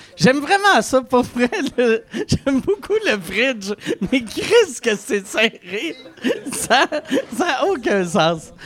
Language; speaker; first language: French; native; French